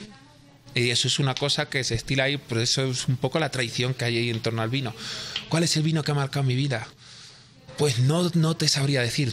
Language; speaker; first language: Spanish; native; Spanish